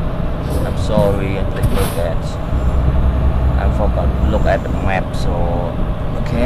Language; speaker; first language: English; non-native, learner; Khmer